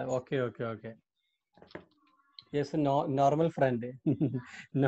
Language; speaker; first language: English; non-native, local second language; Hindi